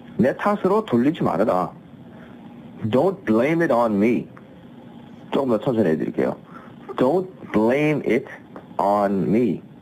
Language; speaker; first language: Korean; early bilingual, heritage; Korean